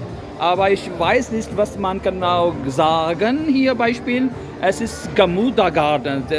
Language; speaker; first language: German; non-native, learner; Urdu